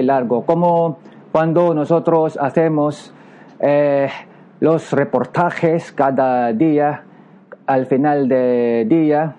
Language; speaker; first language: Spanish; non-native, learner; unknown